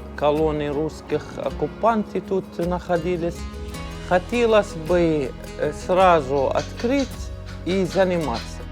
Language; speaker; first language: Ukrainian; non-native, learner; Arabic